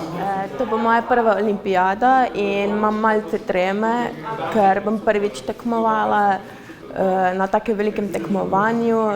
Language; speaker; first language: Slovenian; native; Slovenian